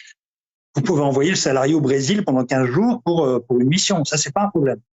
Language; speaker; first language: French; native; French